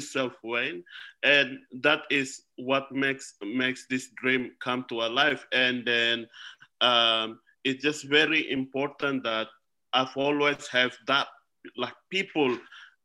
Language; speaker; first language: English; non-native, fluent; Indonesian